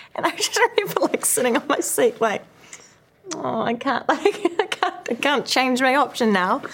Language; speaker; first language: English; native; English